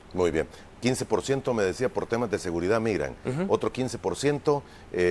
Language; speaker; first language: Spanish; native; Spanish